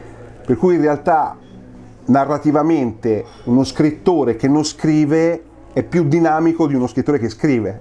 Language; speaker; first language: Italian; native; Italian